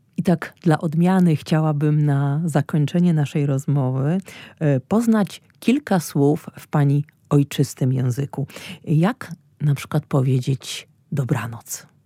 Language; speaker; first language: Polish; native; Polish